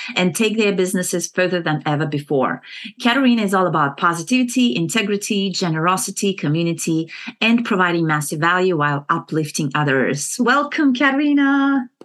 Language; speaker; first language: English; non-native, fluent; Kazakh